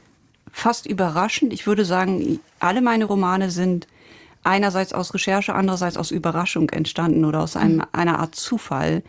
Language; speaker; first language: German; native; German